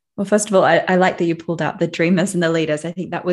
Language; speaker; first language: English; native; English